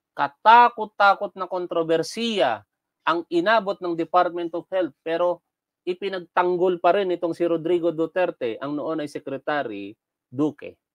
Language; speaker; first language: Filipino; native; Filipino